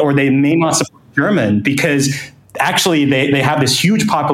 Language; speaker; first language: English; non-native, fluent; Thai